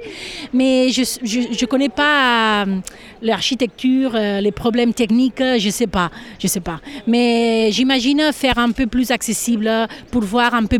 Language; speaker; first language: French; non-native, fluent; Catalan